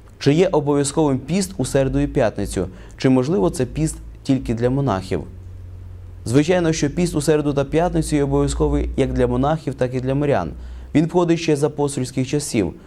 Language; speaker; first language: Ukrainian; native; Ukrainian